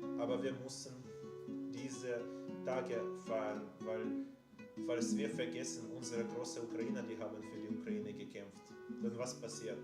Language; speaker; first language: German; non-native, learner; Ukrainian